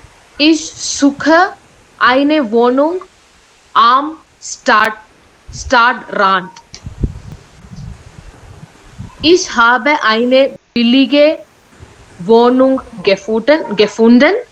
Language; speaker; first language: German; non-native, learner; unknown